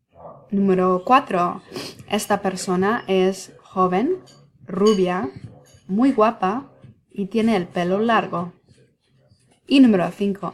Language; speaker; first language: Spanish; non-native, fluent; English